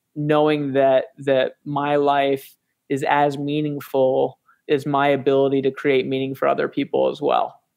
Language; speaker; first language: English; native; English